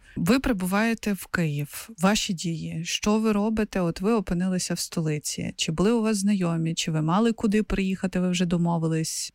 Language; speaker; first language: Ukrainian; native; Ukrainian